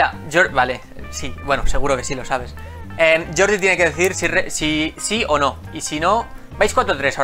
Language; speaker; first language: Spanish; native; Spanish